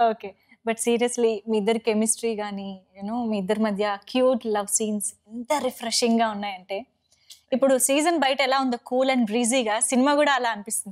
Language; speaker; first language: Telugu; native; Telugu